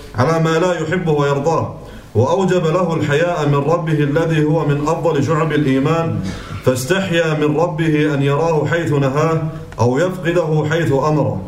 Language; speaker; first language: Arabic; native; Arabic